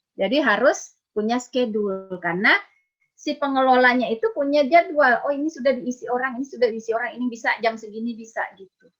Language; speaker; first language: Indonesian; native; Indonesian